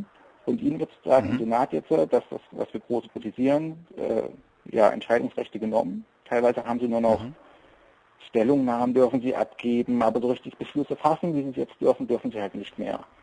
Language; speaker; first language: German; native; German